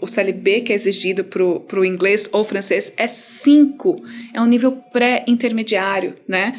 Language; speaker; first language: Portuguese; native; Portuguese